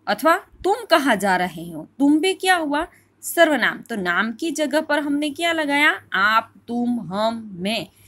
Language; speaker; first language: Hindi; non-native, local second language; Gujarati